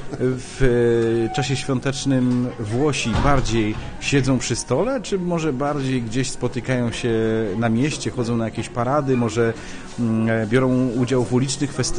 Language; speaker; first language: Polish; native; Polish